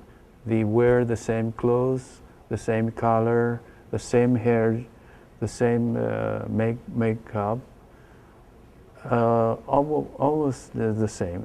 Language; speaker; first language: English; non-native, learner; Chinese